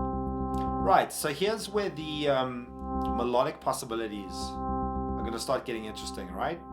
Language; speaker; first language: English; native; English